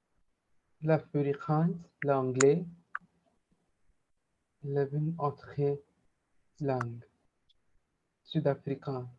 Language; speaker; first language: French; non-native, learner; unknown